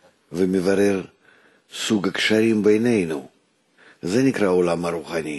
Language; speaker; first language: Hebrew; non-native, fluent; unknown